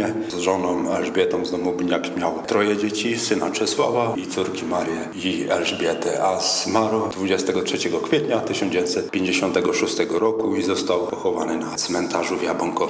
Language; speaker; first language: Polish; native; Polish